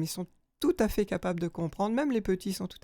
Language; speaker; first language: French; native; French